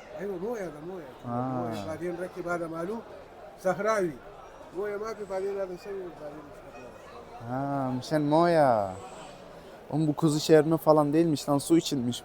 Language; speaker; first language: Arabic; non-native, learner; Turkish